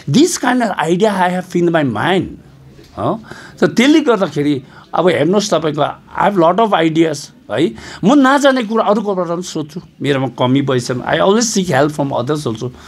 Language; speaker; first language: Nepali; native; Nepali